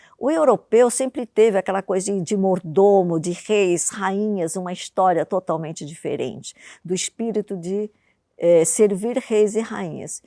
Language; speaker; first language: Portuguese; early bilingual, other home language; Japanese